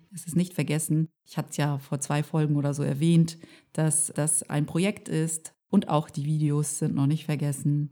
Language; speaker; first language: German; early bilingual, other home language; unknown